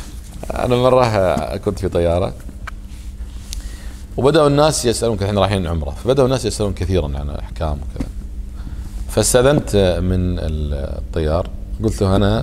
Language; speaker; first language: Arabic; native; Arabic